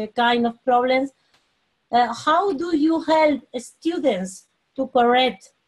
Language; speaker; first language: English; non-native, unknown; Spanish